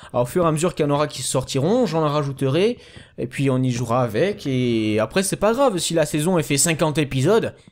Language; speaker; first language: French; native; French